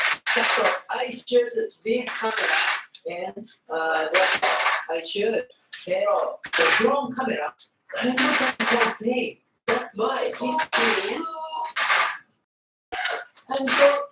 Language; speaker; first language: English; non-native, learner; Filipino